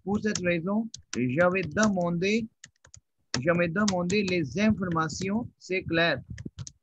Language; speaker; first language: French; non-native, fluent; Hindi